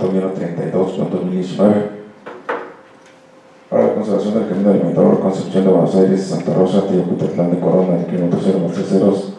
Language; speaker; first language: Spanish; native; Spanish